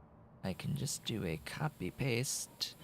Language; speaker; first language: English; native; English